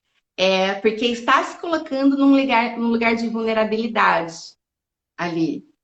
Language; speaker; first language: Portuguese; native; Portuguese